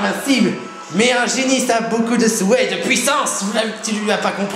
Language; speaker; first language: French; native; French